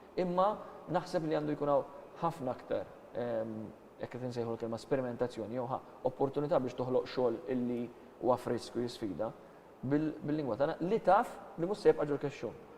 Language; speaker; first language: Maltese; native; Maltese